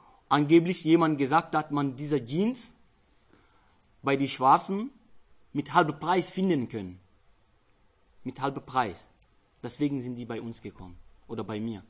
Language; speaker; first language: German; non-native, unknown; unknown